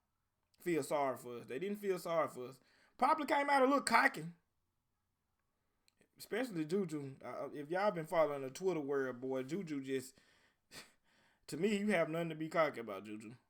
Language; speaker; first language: English; native; English